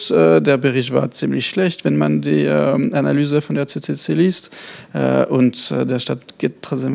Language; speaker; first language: German; non-native, fluent; French